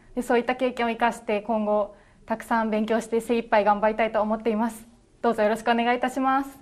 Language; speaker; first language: Japanese; native; Japanese